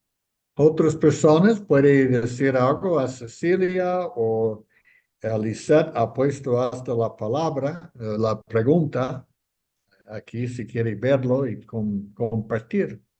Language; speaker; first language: Spanish; non-native, fluent; English